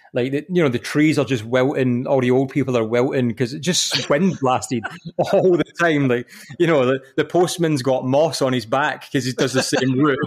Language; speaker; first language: English; native; English